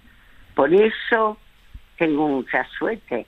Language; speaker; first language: Spanish; early bilingual, other home language; French